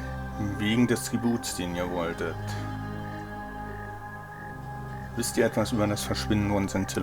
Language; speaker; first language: German; native; German